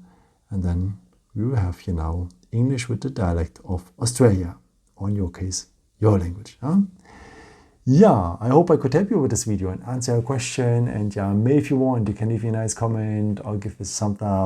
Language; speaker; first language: English; non-native, fluent; German